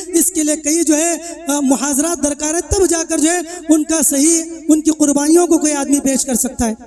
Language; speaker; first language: Urdu; native; Urdu